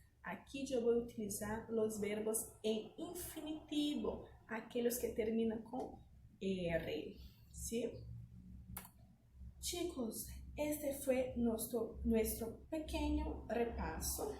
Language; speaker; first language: Spanish; non-native, fluent; Portuguese